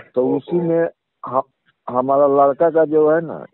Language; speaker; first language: Hindi; native; Hindi